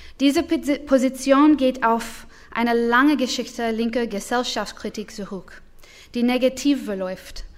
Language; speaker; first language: German; non-native, learner; English